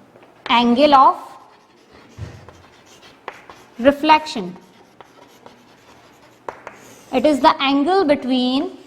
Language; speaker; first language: English; non-native, local second language; Urdu